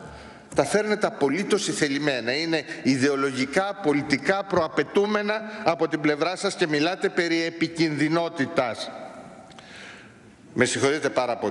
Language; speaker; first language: Greek; native; Greek